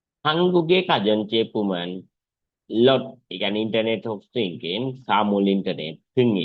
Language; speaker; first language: Korean; non-native, fluent; Sinhala